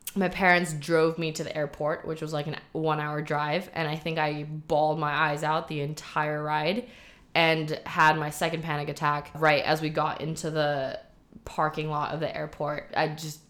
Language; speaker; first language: English; early bilingual, heritage; Chinese